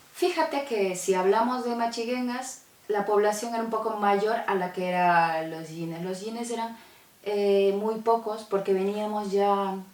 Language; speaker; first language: Spanish; non-native, local second language; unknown